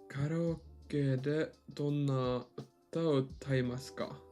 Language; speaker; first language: Japanese; non-native, learner; Swedish